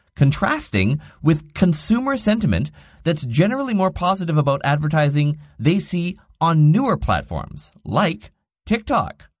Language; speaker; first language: English; native; English